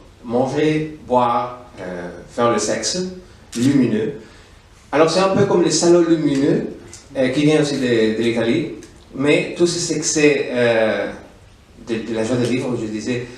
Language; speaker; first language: French; non-native, fluent; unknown